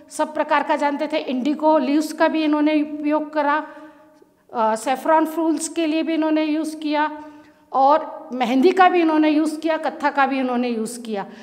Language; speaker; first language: Hindi; native; Hindi